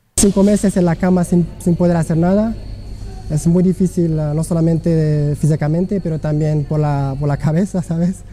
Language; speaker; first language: Spanish; non-native, fluent; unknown